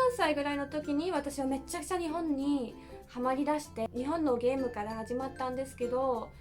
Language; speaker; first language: Japanese; non-native, fluent; German